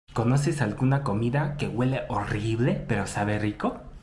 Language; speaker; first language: Spanish; non-native, fluent; Chinese